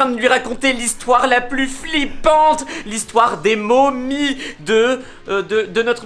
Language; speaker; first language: French; native; French